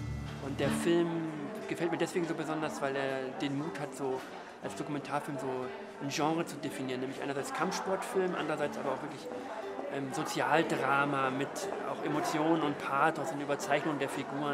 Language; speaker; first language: German; native; German